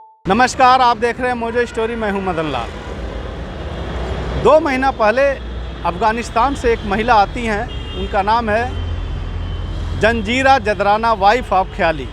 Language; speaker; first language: Hindi; native; Hindi